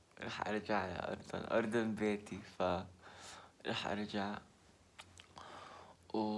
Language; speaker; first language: Arabic; early bilingual, other home language; Korean